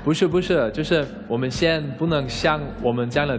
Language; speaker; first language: Chinese; non-native, learner; German